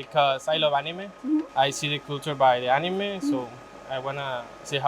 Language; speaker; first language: English; non-native, learner; Spanish